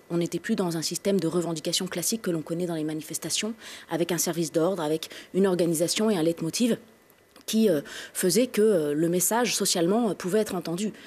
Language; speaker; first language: French; native; French